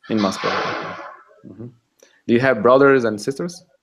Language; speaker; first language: English; non-native, fluent; Russian